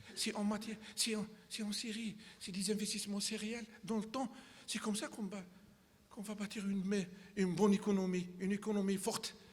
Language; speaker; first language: French; non-native, local second language; Arabic